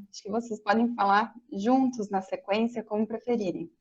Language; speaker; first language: Portuguese; native; Portuguese